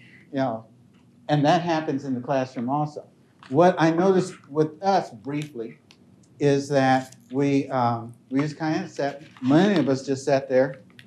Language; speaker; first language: English; native; English